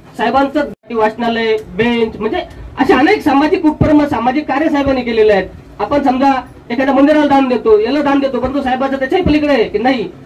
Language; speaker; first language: Marathi; native; Marathi